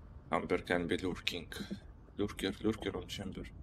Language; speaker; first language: English; non-native, fluent; Russian